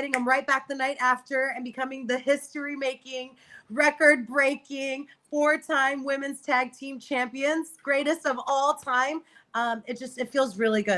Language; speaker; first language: English; native; English